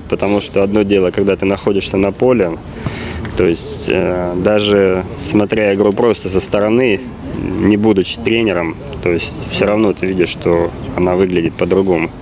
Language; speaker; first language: Russian; native; Russian